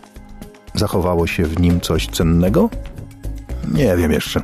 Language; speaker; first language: Polish; native; Polish